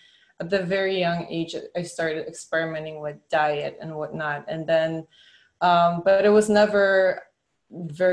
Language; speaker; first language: English; non-native, fluent; Polish